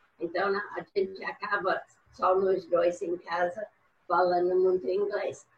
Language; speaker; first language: Portuguese; non-native, fluent; English